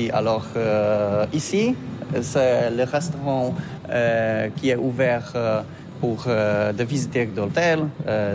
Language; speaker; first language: French; non-native, learner; Polish